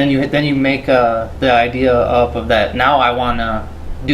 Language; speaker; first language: English; native; English